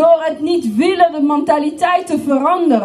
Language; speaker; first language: Dutch; non-native, learner; Lingala